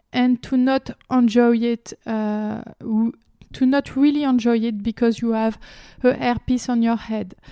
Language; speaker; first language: English; non-native, learner; French